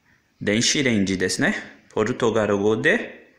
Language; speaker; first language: Japanese; non-native, learner; Portuguese